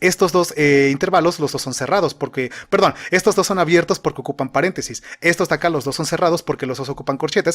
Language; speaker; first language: Spanish; native; Spanish